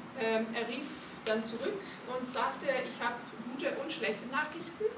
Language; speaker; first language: German; non-native, fluent; Hungarian